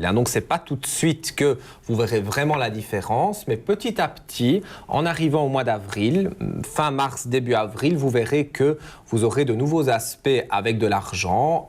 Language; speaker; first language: French; native; French